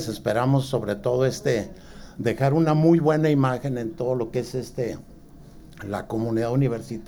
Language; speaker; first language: Spanish; native; Spanish